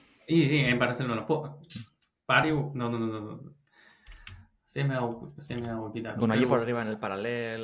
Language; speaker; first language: Spanish; non-native, learner; Korean